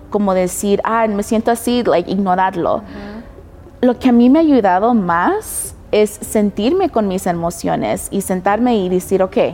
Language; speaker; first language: Spanish; early bilingual, heritage; Spanish